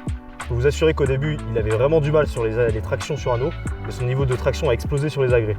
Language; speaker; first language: French; native; French